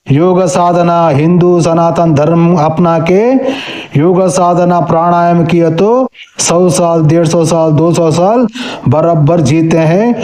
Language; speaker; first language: Hindi; non-native, local second language; Telugu